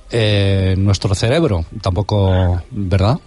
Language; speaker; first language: Spanish; non-native, local second language; Catalan